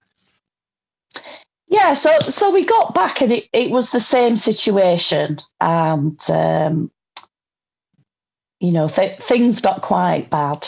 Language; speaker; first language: English; native; English